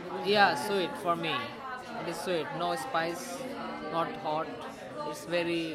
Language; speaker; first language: English; non-native, learner; Bangla